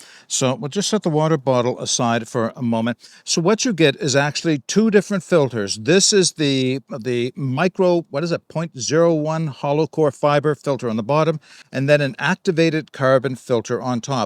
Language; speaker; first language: English; native; English